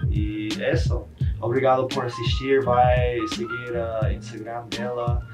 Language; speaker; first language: Portuguese; non-native, learner; English